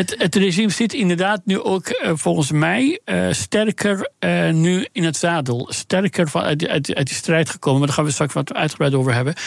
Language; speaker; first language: Dutch; non-native, fluent; Persian